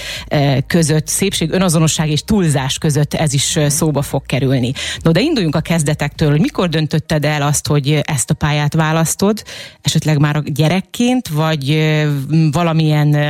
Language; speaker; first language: Hungarian; native; Hungarian